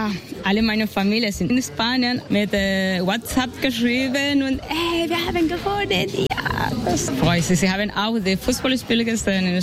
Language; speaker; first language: German; non-native, learner; Spanish